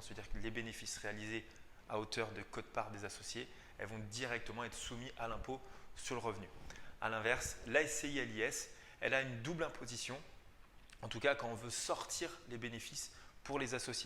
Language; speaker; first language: French; native; French